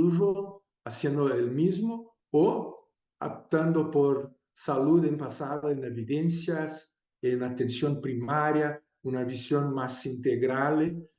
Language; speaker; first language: Spanish; non-native, fluent; Portuguese